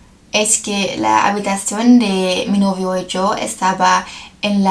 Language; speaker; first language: Spanish; non-native, learner; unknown